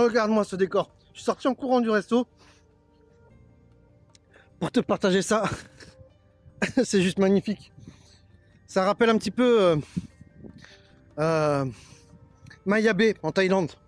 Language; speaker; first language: French; native; French